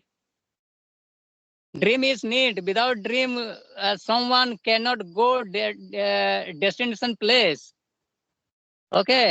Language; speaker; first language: English; non-native, learner; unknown